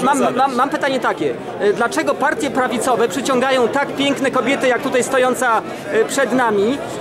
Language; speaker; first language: Polish; native; Polish